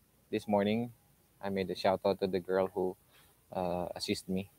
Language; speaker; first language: English; non-native, local second language; Filipino